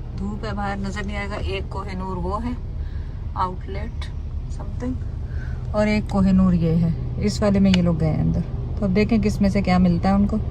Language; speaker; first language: Urdu; native; Urdu